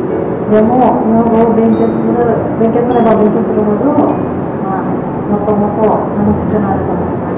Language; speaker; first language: Japanese; non-native, learner; Indonesian